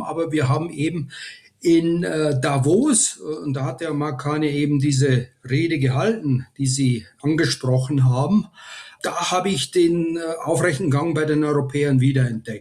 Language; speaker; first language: German; native; German